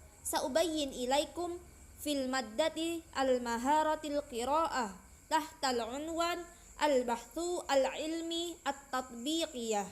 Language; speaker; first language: Arabic; non-native, learner; Indonesian